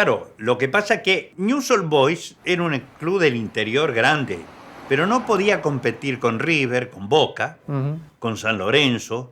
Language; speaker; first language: Spanish; native; Spanish